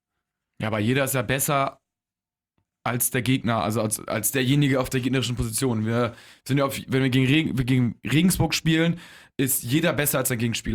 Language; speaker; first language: German; native; German